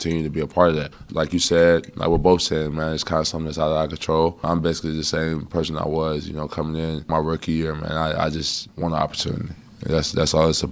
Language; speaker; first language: English; native; English